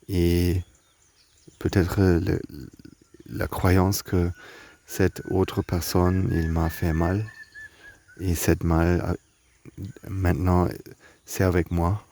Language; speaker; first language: French; non-native, learner; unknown